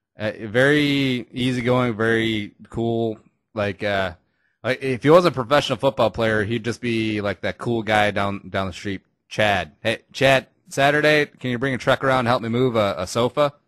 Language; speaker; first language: English; native; English